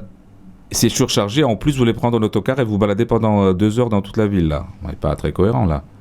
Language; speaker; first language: French; native; French